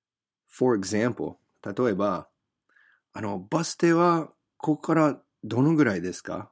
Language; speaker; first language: Japanese; non-native, fluent; English